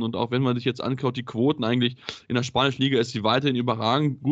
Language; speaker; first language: German; native; German